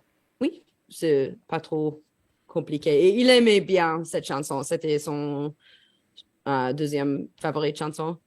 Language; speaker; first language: French; non-native, learner; English